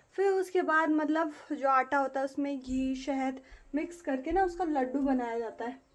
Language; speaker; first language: Hindi; non-native, fluent; Nepali